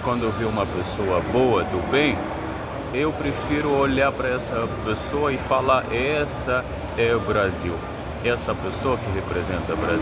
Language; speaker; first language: Portuguese; non-native, fluent; Arabic